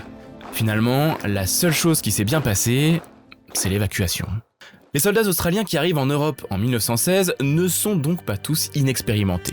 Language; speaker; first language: French; native; French